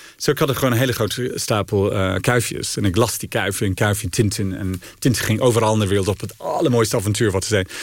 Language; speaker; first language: Dutch; non-native, fluent; English